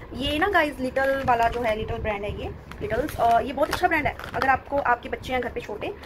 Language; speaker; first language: Hindi; non-native, local second language; Punjabi